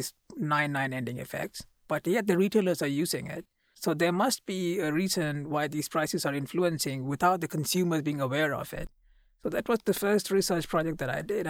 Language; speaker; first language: English; non-native, local second language; Malayalam